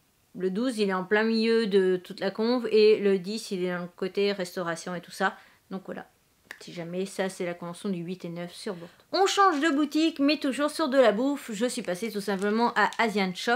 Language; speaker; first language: French; native; French